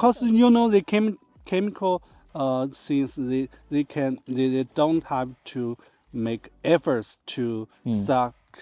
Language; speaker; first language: English; non-native, learner; Chinese